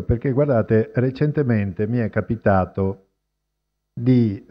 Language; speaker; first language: Italian; native; Italian